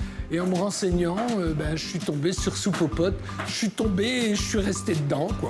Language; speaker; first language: French; native; French